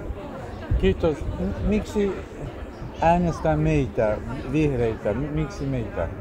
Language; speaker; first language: Finnish; non-native, learner; Kurdish